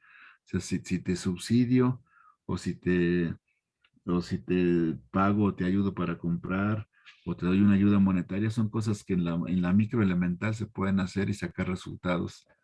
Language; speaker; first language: Spanish; native; Spanish